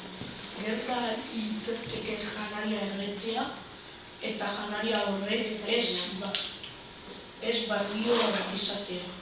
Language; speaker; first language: Basque; non-native, local second language; Spanish